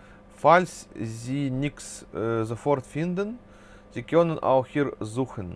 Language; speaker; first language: German; non-native, fluent; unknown